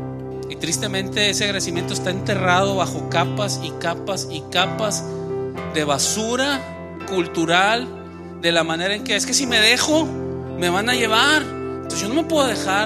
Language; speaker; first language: Spanish; native; Spanish